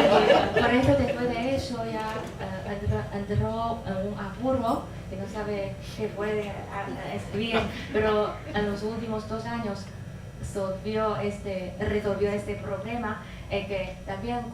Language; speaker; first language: Spanish; non-native, fluent; Chinese